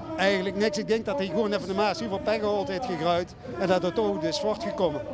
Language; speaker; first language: Dutch; native; Dutch